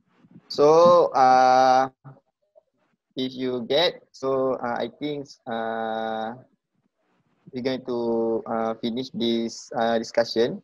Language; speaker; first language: English; non-native, local second language; Malay